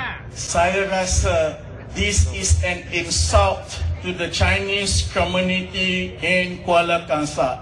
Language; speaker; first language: English; non-native, local second language; Malay